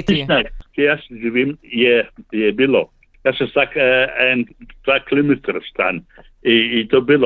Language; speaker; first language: Slovenian; early bilingual, heritage; Slovenian